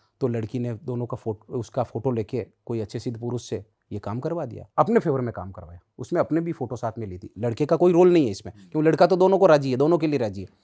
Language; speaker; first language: Hindi; native; Hindi